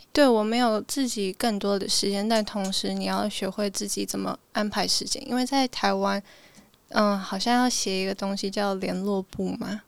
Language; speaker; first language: Chinese; early bilingual, heritage; Chinese